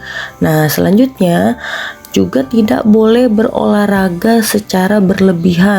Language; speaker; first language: Indonesian; native; Indonesian